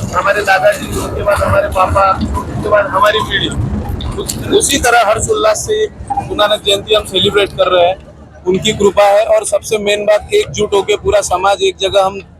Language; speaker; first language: Hindi; non-native, local second language; Sindhi